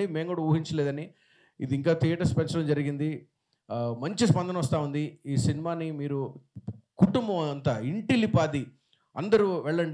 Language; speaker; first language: Telugu; native; Telugu